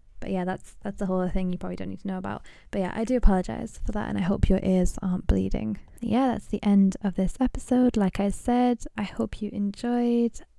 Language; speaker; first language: English; early bilingual, other home language; Punjabi